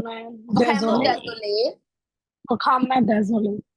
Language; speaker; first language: French; non-native, learner; Punjabi